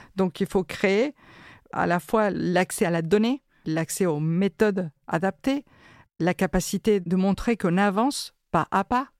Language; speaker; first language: French; non-native, fluent; Spanish